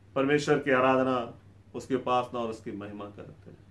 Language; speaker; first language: Hindi; native; Hindi